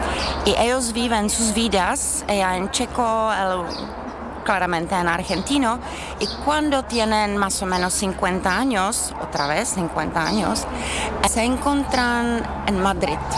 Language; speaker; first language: Spanish; non-native, fluent; Czech